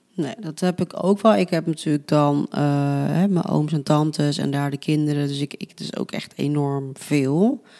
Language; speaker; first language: Dutch; early bilingual, other home language; Spanish